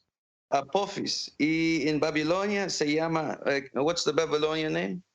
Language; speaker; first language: Spanish; non-native, fluent; English